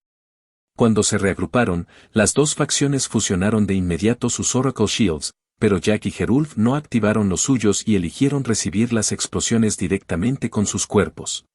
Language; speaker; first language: Spanish; native; Spanish